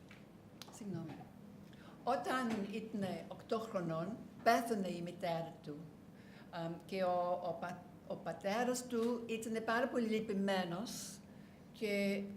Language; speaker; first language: Greek; non-native, learner; English